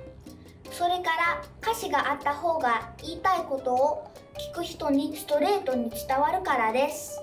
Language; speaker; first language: Japanese; early bilingual, other home language; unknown